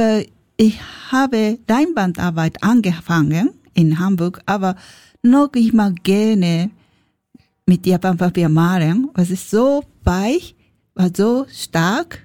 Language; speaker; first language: German; non-native, learner; Japanese